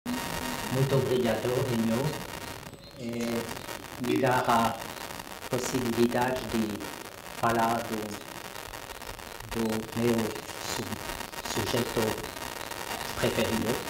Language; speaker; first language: Portuguese; non-native, learner; French